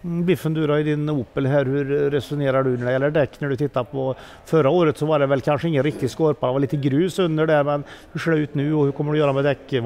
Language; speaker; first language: Swedish; native; Swedish